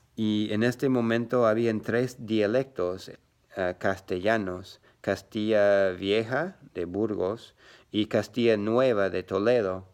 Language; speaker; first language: Spanish; non-native, learner; English